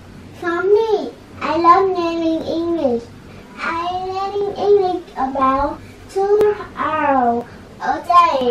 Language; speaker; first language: English; non-native, learner; Vietnamese